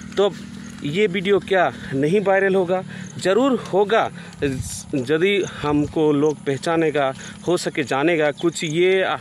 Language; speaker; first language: Hindi; non-native, local second language; Bangla